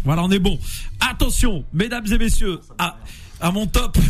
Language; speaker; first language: French; native; French